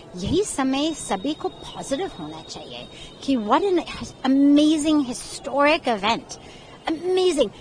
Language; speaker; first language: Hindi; non-native, fluent; English